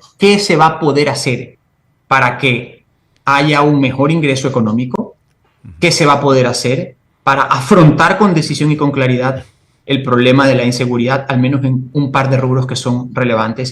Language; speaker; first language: Spanish; native; Spanish